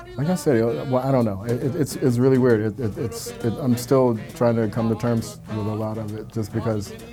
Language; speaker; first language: English; native; English